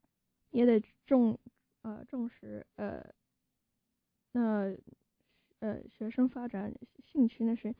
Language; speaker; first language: Chinese; early bilingual, heritage; Chinese